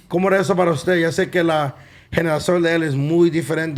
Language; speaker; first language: Spanish; early bilingual, other home language; English